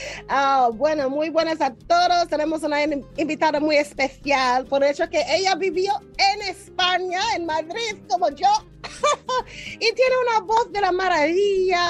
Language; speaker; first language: Spanish; non-native, fluent; French